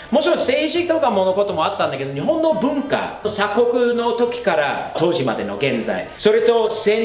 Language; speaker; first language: Japanese; non-native, fluent; English